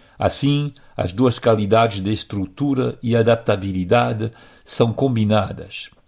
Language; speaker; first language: Portuguese; non-native, fluent; French